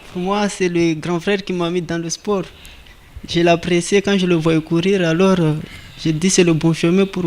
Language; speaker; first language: French; non-native, local second language; Comorian